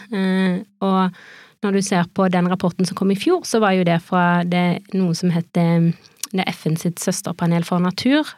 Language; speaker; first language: Norwegian; native; Norwegian